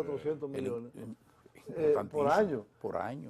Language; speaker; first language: Spanish; native; Spanish